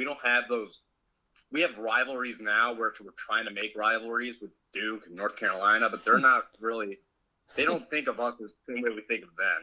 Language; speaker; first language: English; native; English